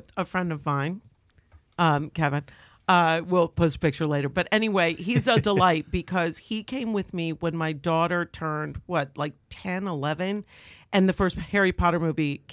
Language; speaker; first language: English; native; English